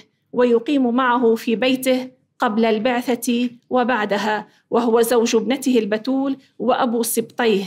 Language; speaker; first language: Arabic; native; Arabic